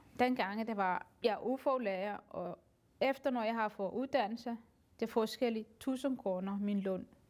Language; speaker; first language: Danish; non-native, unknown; Somali